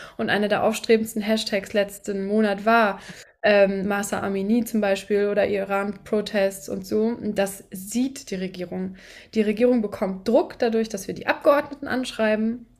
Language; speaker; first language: German; native; German